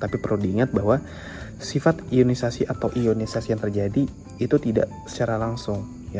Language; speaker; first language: Indonesian; native; Indonesian